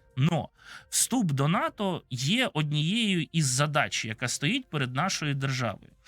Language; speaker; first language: Ukrainian; non-native, local second language; Russian